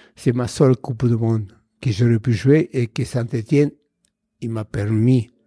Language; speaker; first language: French; non-native, fluent; Spanish